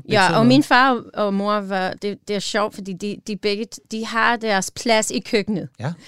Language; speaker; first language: Danish; non-native, fluent; English